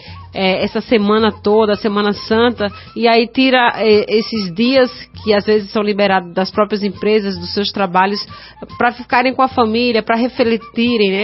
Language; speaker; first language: Portuguese; native; Portuguese